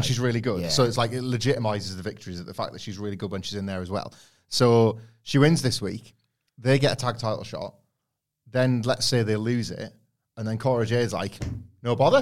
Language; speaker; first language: English; native; English